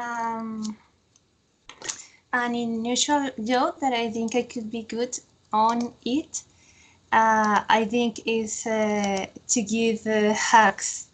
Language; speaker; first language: English; non-native, fluent; Spanish